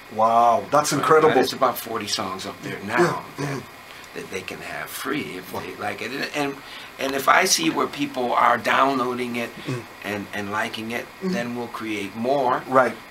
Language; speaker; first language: English; native; English